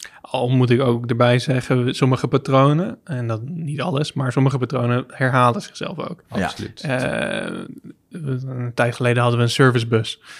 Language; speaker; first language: Dutch; native; Dutch